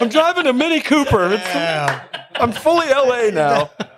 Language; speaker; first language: English; native; English